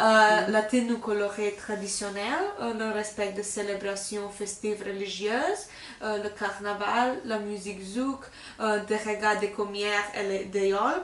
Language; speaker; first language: French; non-native, learner; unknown